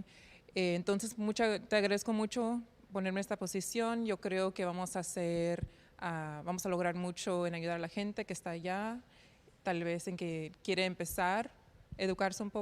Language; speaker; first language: Spanish; early bilingual, heritage; Spanish